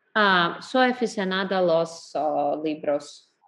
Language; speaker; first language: Spanish; non-native, learner; English